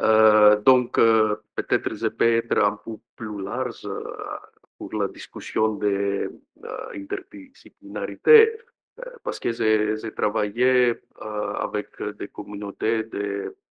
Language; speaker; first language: French; non-native, fluent; Greek